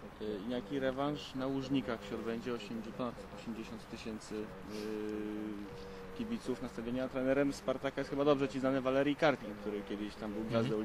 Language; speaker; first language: Polish; native; Polish